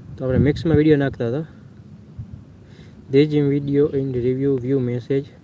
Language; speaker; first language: Gujarati; non-native, local second language; Kachhi